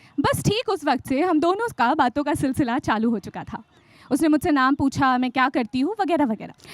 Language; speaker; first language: Hindi; native; Hindi